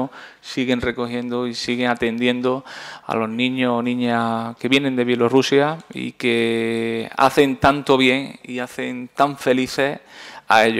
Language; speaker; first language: Spanish; native; Spanish